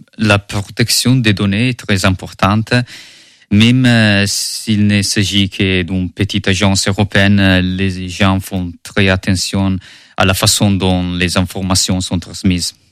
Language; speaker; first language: French; non-native, learner; Italian